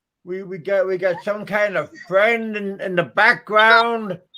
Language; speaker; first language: English; native; English